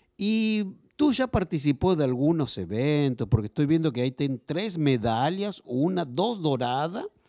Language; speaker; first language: Spanish; non-native, learner; Portuguese